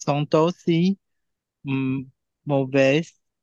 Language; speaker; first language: French; non-native, learner; Chinese